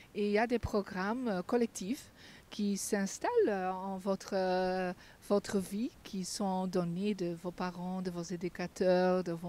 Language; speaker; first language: French; non-native, fluent; Dutch